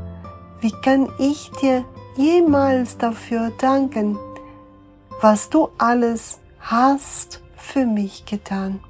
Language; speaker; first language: German; non-native, fluent; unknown